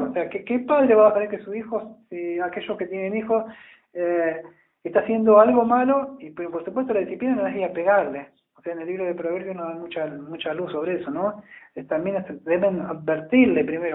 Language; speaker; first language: Spanish; native; Spanish